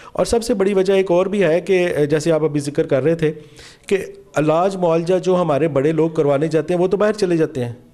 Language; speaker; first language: Urdu; non-native, local second language; Punjabi